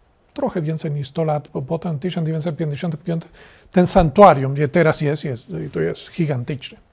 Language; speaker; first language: Polish; non-native, learner; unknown